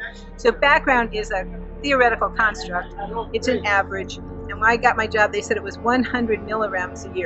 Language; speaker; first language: English; native; English